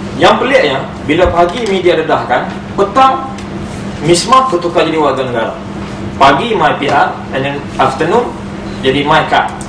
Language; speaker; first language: Malay; native; Malay